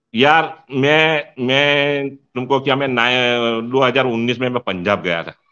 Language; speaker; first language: Hindi; non-native, local second language; Gujarati